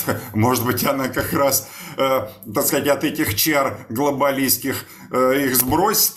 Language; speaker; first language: Russian; native; Russian